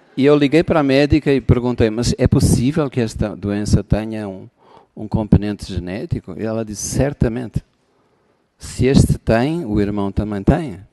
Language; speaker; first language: Portuguese; native; Portuguese